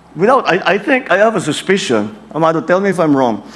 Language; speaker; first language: English; non-native, local second language; Filipino